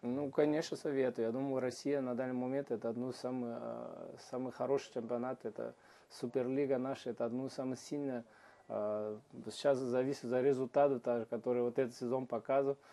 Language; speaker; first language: Russian; non-native, learner; Portuguese